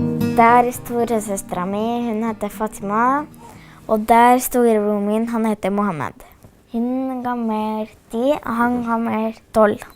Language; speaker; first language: Norwegian; early bilingual, other home language; Arabic